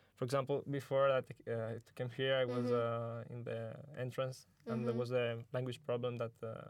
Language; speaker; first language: English; non-native, learner; Italian